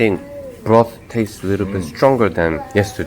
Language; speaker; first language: English; non-native, fluent; Korean